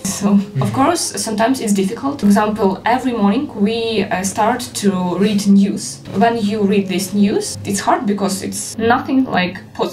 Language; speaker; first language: English; non-native, learner; Ukrainian